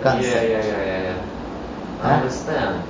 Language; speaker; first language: English; non-native, learner; Russian